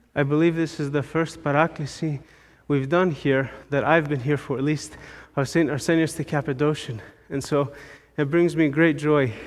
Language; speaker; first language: English; native; English